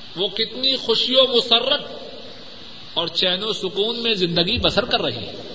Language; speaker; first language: Urdu; non-native, local second language; Punjabi